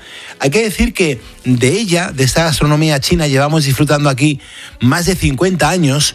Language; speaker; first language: Spanish; native; Spanish